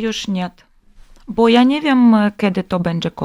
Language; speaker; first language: Polish; non-native, learner; Ukrainian